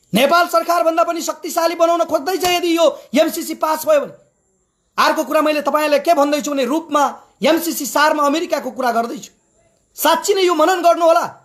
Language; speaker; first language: Nepali; native; Nepali